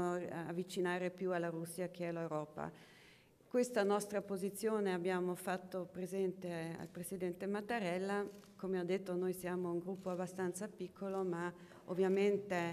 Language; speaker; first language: Italian; non-native, local second language; German